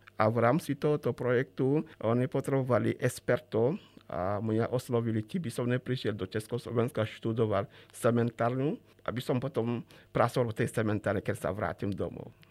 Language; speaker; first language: Slovak; non-native, fluent; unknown